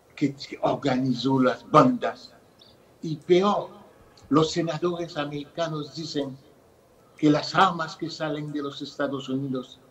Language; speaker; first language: Spanish; non-native, fluent; Haitian Creole